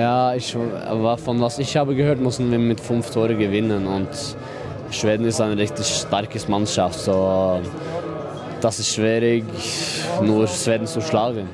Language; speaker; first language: German; non-native, fluent; Norwegian